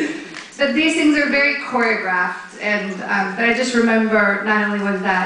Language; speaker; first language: English; native; English